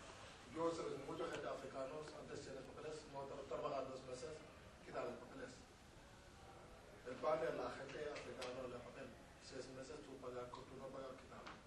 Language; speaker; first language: Spanish; non-native, learner; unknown